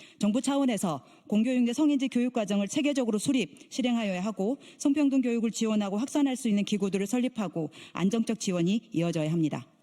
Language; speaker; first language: Korean; native; Korean